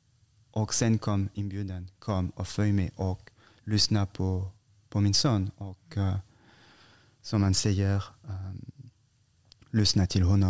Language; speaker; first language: Swedish; non-native, fluent; French